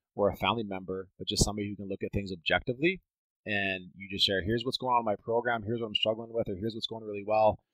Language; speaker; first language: English; native; English